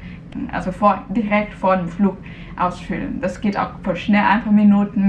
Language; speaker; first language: German; non-native, fluent; Cantonese